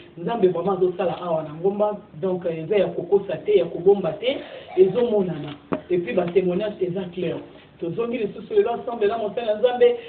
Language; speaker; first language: Lingala; native; Lingala